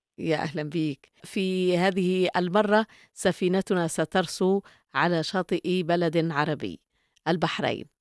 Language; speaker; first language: Arabic; native; Arabic